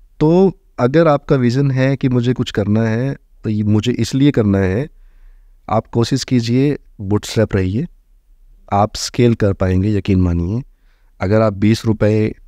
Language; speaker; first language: Hindi; native; Hindi